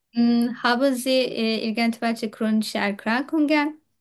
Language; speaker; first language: German; non-native, fluent; Turkish